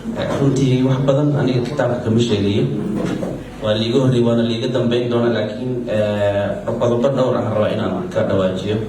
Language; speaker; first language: Somali; native; Somali